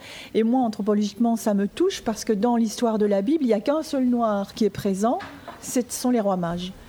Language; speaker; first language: French; native; French